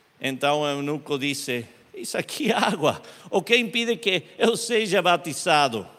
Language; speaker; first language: Portuguese; non-native, learner; Spanish